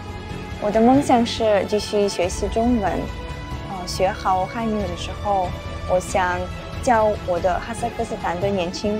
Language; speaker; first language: Chinese; non-native, learner; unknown